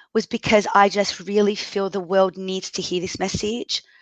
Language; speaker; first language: English; early bilingual, other home language; Arabic